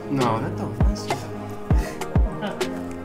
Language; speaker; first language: Portuguese; native; Portuguese